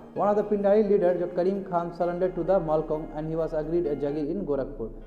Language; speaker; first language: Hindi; non-native, local second language; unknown